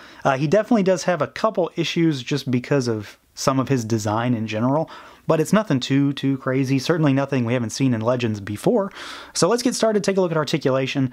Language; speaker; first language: English; native; English